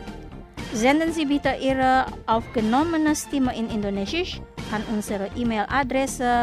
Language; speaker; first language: German; non-native, fluent; Indonesian